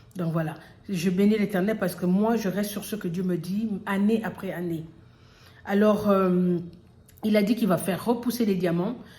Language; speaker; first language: French; early bilingual, other home language; Lingala